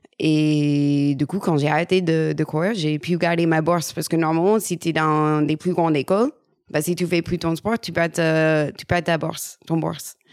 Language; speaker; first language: French; non-native, fluent; English